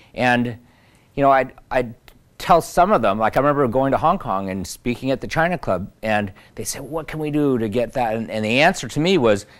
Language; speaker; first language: English; native; English